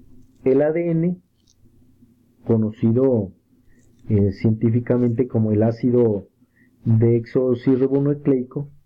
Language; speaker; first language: Spanish; native; Spanish